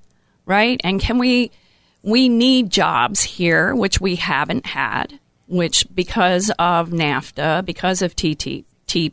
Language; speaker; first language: English; native; English